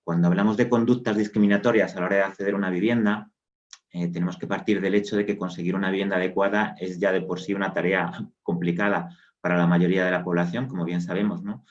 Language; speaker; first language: Spanish; native; Spanish